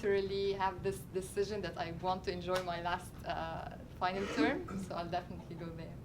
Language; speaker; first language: English; non-native, local second language; Arabic